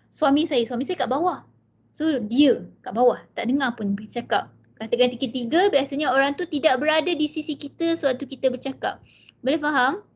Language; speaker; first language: Malay; native; Malay